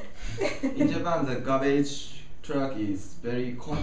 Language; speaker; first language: English; non-native, learner; Japanese